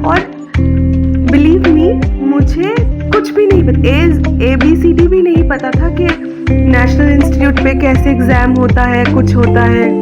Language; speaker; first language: Hindi; non-native, local second language; Assamese